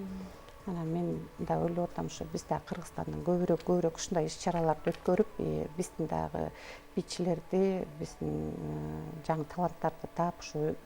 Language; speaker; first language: Kyrgyz; native; Kyrgyz